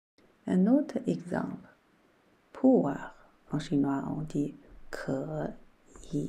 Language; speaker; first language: French; non-native, learner; Chinese